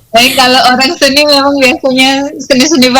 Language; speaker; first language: Indonesian; native; Indonesian